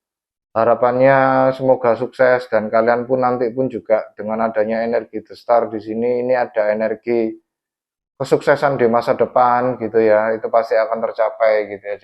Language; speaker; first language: Indonesian; native; Indonesian